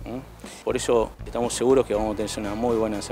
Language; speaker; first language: Spanish; native; Spanish